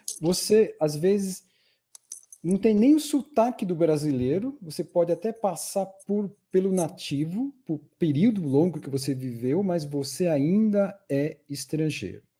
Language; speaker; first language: Portuguese; native; Portuguese